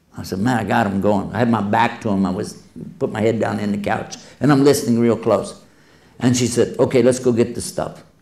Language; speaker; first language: English; native; English